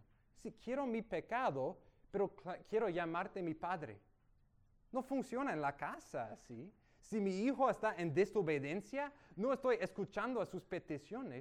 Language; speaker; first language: Spanish; non-native, fluent; English